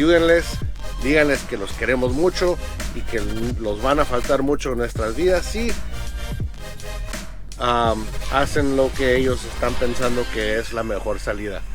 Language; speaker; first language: Spanish; early bilingual, heritage; Spanish